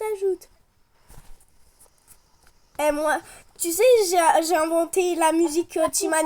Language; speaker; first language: French; native; French